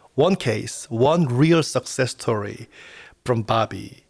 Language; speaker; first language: English; non-native, fluent; Korean